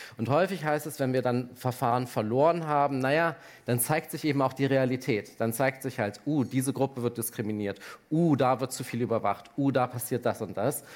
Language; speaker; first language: German; native; German